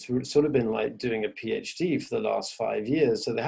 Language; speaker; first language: English; native; English